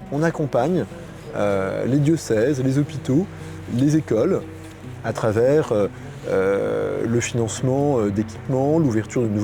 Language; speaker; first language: French; native; French